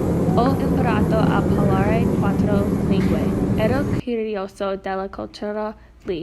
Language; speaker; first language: Italian; non-native, learner; English